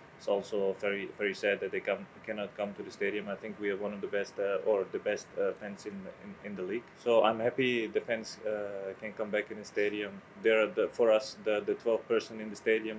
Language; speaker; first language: English; non-native, fluent; Dutch